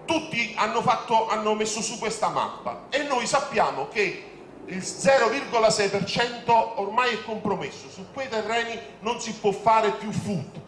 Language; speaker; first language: Italian; native; Italian